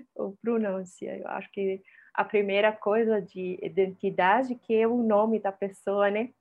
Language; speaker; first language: Portuguese; non-native, fluent; Arabic